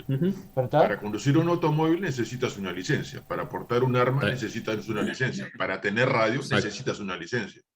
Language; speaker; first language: Spanish; native; Spanish